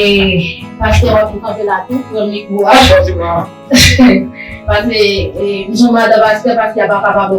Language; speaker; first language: French; non-native, learner; Haitian Creole